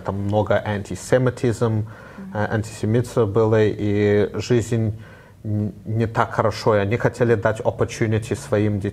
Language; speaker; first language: Russian; early bilingual, heritage; Russian